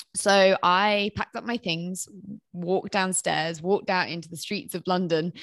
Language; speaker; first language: English; native; English